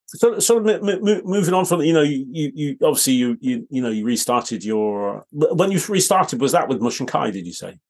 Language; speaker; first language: English; native; English